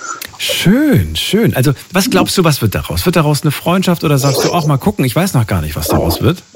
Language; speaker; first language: German; native; German